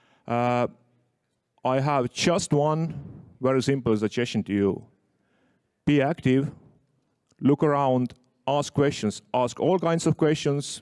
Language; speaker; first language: English; non-native, fluent; Estonian